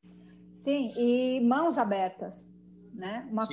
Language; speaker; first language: Spanish; non-native, learner; Portuguese